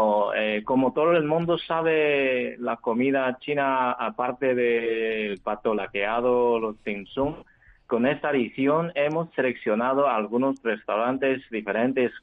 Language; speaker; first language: Spanish; non-native, fluent; Chinese